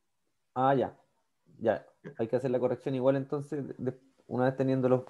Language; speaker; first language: Spanish; native; Spanish